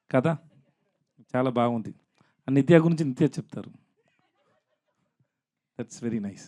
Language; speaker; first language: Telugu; non-native, learner; Tamil